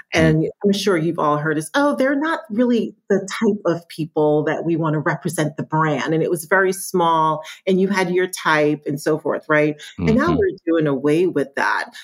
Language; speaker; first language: English; native; English